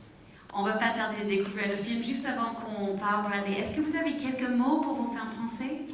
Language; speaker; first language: French; native; French